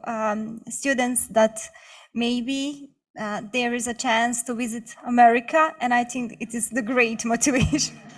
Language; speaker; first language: English; non-native, learner; Bosnian